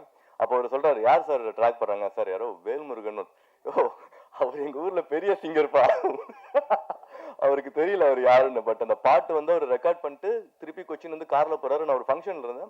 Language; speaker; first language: Tamil; native; Tamil